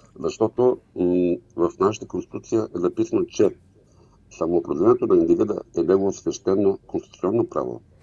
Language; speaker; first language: Bulgarian; non-native, local second language; Turkish